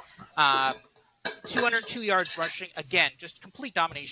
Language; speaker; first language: English; native; English